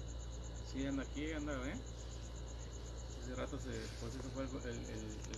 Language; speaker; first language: Spanish; native; Spanish